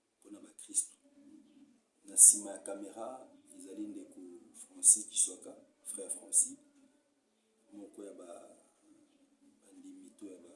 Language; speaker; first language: Lingala; native; Lingala